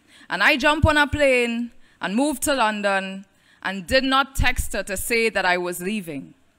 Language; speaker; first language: English; native; English